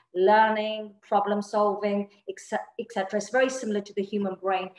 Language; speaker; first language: English; native; English